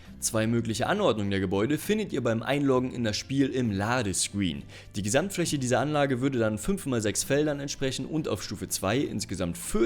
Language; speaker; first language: German; native; German